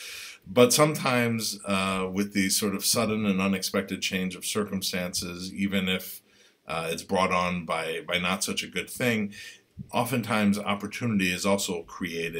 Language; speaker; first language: English; native; English